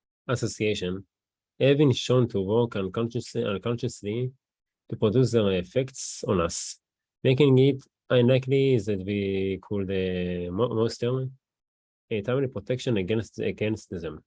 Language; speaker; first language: English; non-native, learner; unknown